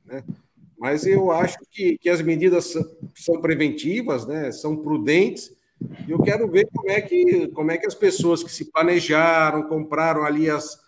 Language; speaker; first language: Portuguese; native; Portuguese